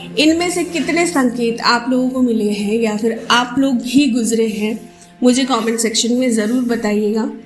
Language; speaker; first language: Hindi; non-native, local second language; Bangla